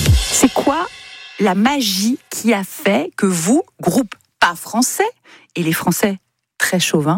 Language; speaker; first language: French; native; French